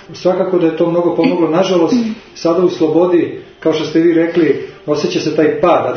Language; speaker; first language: Serbian; native; Serbian